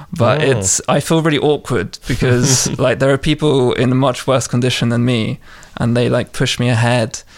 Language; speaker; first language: English; native; English